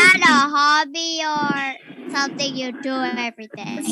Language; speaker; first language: English; non-native, learner; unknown